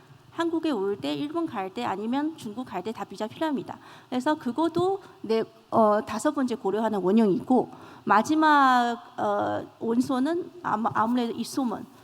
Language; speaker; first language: Korean; non-native, fluent; Chinese